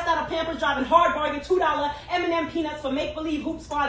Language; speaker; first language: English; native; English